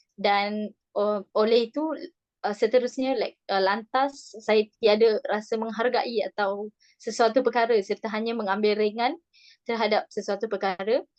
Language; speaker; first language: Malay; non-native, local second language; Tamil